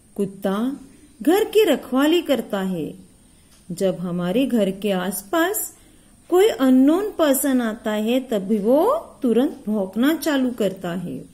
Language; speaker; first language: Hindi; non-native, local second language; Marathi